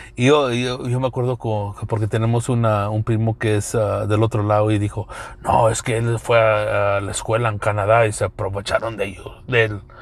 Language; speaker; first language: Spanish; early bilingual, other home language; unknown